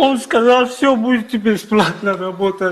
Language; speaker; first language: Russian; non-native, learner; Tajik